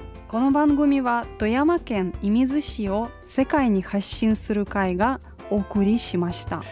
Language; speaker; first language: Japanese; non-native, fluent; Russian